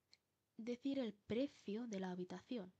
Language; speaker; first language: Spanish; non-native, fluent; Bangla